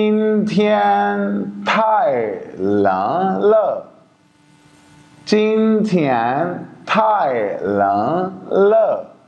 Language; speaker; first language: Chinese; non-native, fluent; Urdu